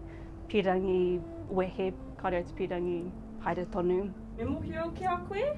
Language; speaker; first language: Māori; non-native, local second language; English